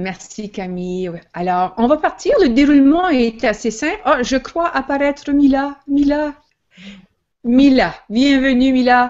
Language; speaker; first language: French; native; French